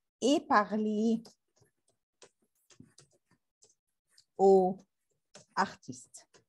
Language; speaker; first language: French; non-native, learner; Arabic